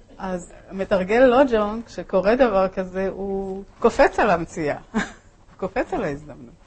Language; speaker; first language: Hebrew; early bilingual, other home language; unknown